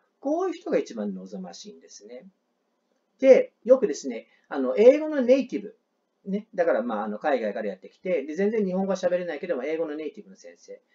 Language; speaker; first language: Japanese; native; Japanese